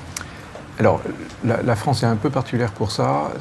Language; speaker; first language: French; native; French